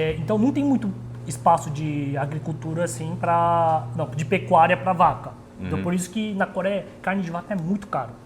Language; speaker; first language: Portuguese; early bilingual, other home language; Korean